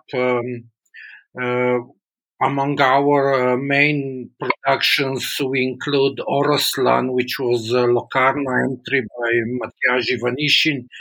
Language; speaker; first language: English; non-native, fluent; Slovenian